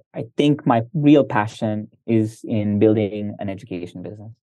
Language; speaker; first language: English; early bilingual, other home language; Hindi